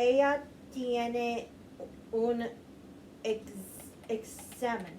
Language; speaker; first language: Spanish; non-native, learner; English